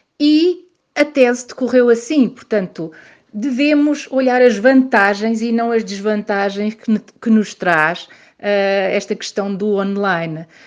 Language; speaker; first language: Portuguese; native; Portuguese